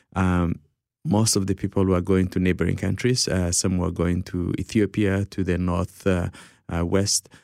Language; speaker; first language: English; early bilingual, other home language; Somali